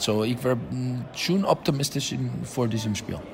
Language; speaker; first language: German; non-native, fluent; English